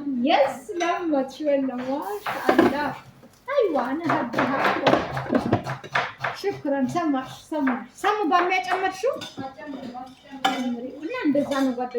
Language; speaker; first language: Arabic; non-native, learner; Amharic